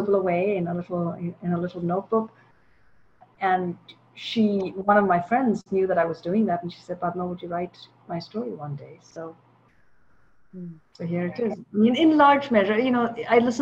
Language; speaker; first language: English; non-native, local second language; Tamil